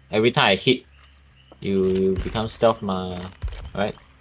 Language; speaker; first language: English; non-native, local second language; Chinese